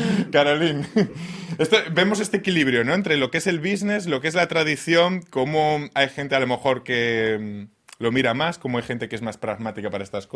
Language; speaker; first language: Spanish; native; Spanish